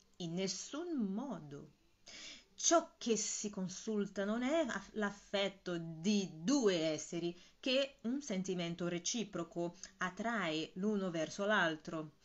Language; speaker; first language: Italian; non-native, fluent; Portuguese